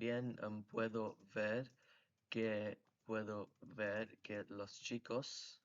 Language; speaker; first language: Spanish; non-native, fluent; English